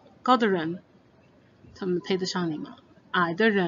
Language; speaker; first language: Chinese; non-native, fluent; English